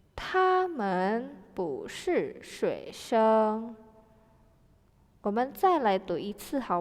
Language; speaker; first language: Chinese; non-native, fluent; Indonesian